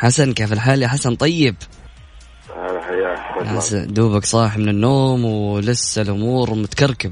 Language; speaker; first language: Arabic; native; Arabic